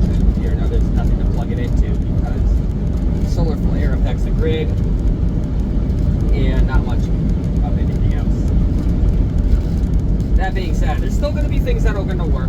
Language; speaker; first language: English; native; English